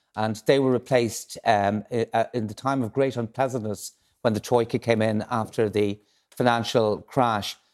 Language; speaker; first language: English; native; English